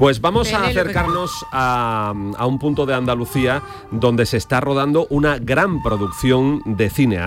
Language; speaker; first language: Spanish; native; Spanish